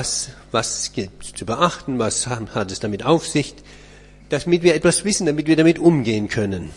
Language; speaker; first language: German; native; German